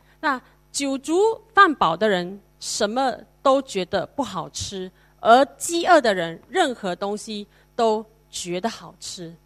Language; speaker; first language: Chinese; native; Chinese